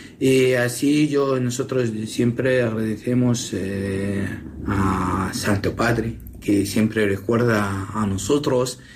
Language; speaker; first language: Spanish; non-native, learner; Assyrian Neo-Aramaic